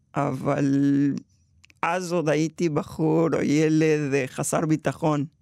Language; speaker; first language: Hebrew; early bilingual, other home language; Spanish